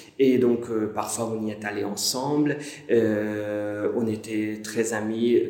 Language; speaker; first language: French; non-native, fluent; Hungarian